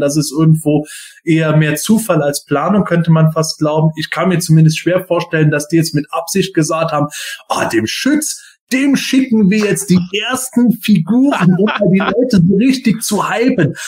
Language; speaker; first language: German; native; German